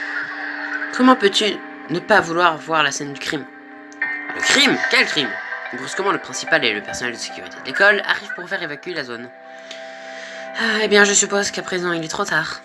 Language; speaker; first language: French; native; French